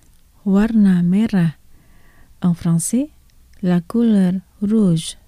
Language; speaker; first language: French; non-native, fluent; Indonesian